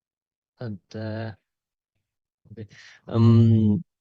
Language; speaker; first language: English; non-native, local second language; Vietnamese